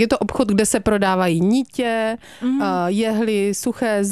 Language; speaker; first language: Czech; native; Czech